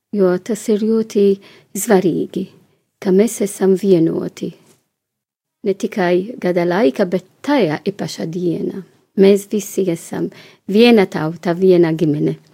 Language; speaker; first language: Latvian; non-native, fluent; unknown